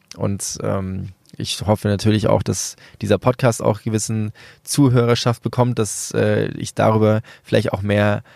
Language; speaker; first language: German; early bilingual, other home language; Spanish